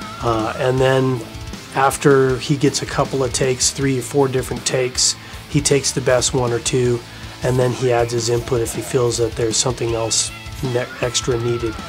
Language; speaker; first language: English; native; English